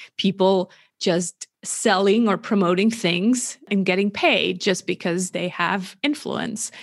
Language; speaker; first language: English; non-native, fluent; German